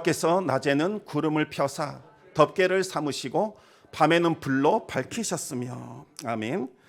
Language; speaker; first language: Korean; native; Korean